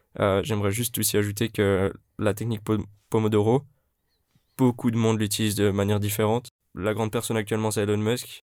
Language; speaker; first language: French; native; French